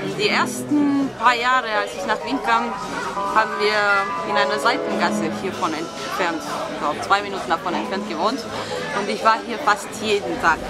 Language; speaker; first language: German; non-native, fluent; Romanian